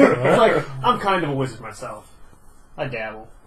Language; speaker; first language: English; native; English